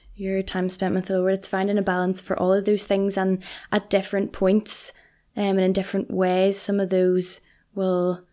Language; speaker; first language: English; native; English